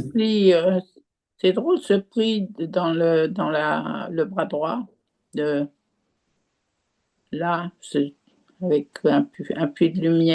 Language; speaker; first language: French; native; French